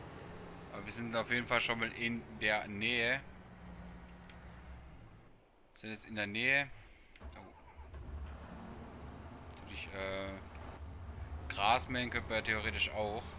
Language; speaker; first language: German; native; German